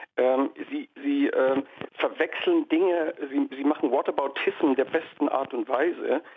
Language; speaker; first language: German; native; German